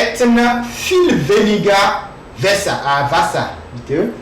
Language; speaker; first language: German; non-native, fluent; French